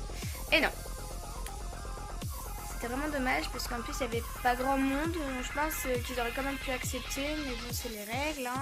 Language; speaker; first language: French; native; French